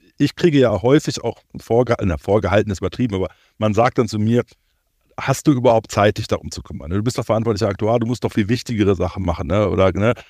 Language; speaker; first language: German; native; German